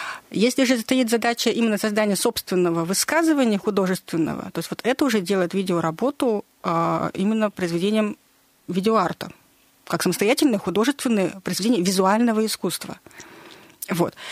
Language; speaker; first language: Russian; native; Russian